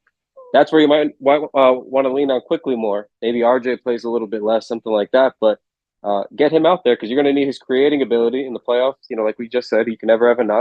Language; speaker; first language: English; native; English